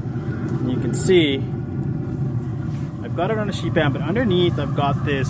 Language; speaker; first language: English; native; English